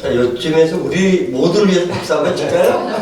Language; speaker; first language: Korean; native; Korean